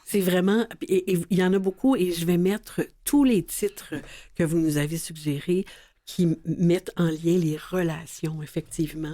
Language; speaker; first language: French; native; French